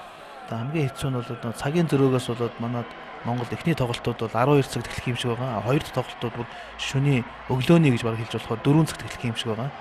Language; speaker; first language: Mongolian; native; Mongolian